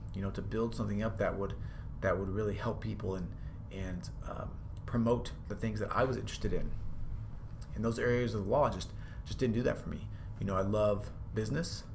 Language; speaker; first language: English; native; English